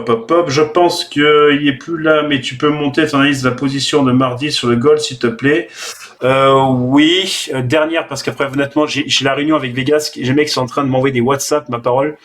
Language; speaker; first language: French; native; French